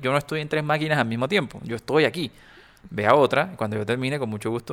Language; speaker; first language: Spanish; native; Spanish